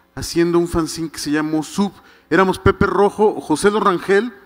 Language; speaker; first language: Spanish; native; Spanish